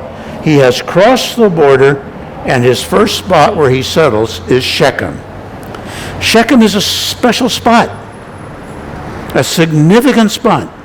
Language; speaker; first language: English; native; English